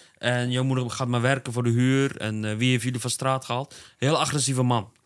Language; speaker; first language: Dutch; early bilingual, other home language; Turkish